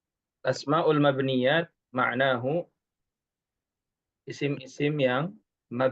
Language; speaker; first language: Arabic; non-native, fluent; Indonesian